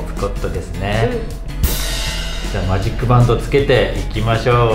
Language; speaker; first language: Japanese; native; Japanese